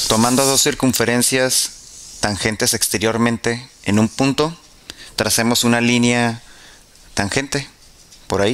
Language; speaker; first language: Spanish; native; Spanish